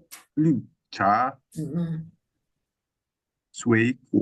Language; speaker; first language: Chinese; non-native, learner; Indonesian